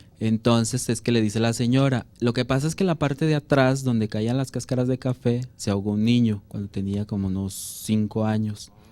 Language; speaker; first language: Spanish; native; Spanish